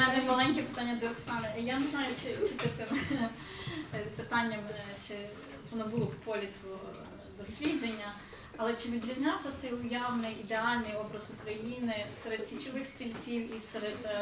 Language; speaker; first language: Ukrainian; early bilingual, heritage; Ukrainian